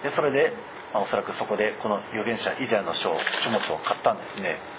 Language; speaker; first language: Japanese; native; Japanese